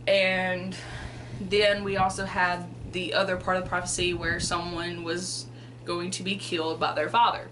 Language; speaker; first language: English; native; English